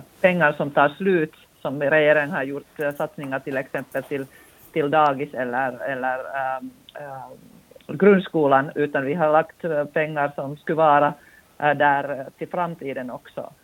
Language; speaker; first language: Swedish; non-native, local second language; Finnish